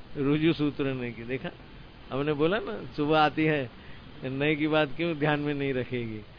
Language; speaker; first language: Hindi; non-native, local second language; Gujarati